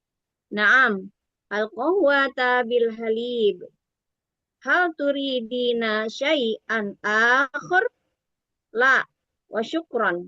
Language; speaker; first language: Arabic; non-native, learner; Indonesian